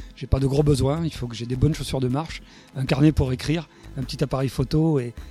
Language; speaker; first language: French; native; French